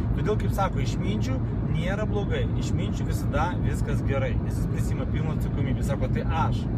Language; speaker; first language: Lithuanian; non-native, local second language; Russian